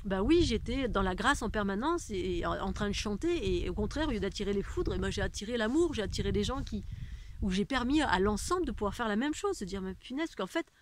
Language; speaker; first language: French; native; French